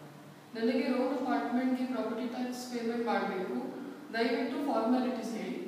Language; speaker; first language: Kannada; non-native, learner; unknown